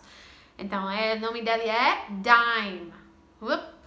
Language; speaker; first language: Portuguese; non-native, fluent; English